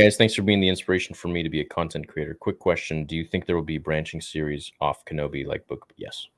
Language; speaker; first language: English; native; English